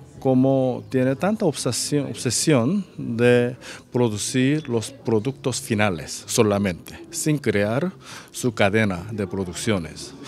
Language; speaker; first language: Spanish; non-native, fluent; Korean